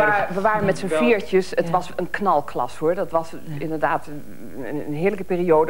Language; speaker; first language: Dutch; native; Dutch